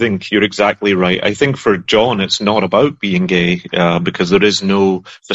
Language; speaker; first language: English; native; English